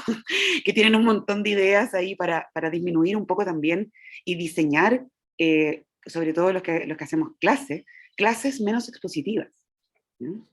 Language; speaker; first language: Spanish; native; Spanish